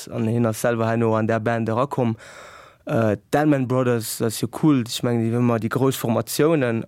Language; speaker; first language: Luxembourgish; native; Luxembourgish